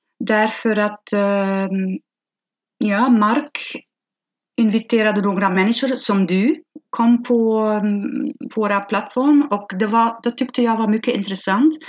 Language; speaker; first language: Swedish; non-native, fluent; Dutch